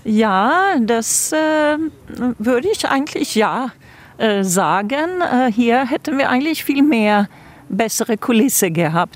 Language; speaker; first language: German; non-native, fluent; Swedish